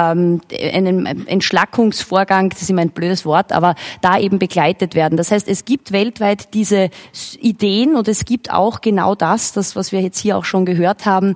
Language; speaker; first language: German; native; German